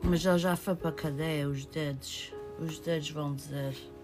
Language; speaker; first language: Portuguese; early bilingual, heritage; Portuguese